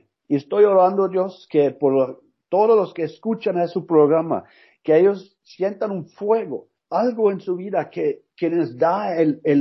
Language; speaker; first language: Spanish; non-native, learner; Norwegian